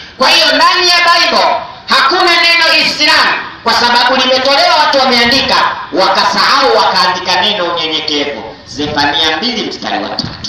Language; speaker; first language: Swahili; native; Swahili